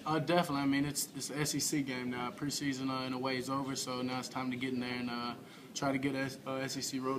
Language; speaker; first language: English; native; English